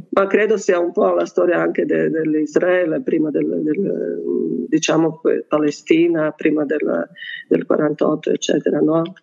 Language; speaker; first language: Italian; non-native, fluent; Bosnian